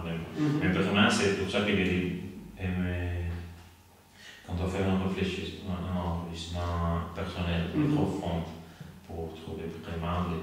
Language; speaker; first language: French; non-native, learner; Spanish